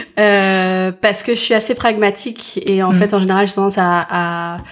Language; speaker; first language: French; early bilingual, other home language; English